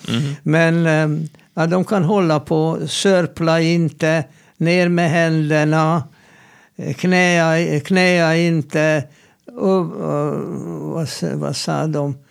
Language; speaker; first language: Swedish; non-native, fluent; Hungarian